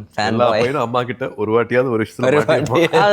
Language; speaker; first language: Tamil; native; Tamil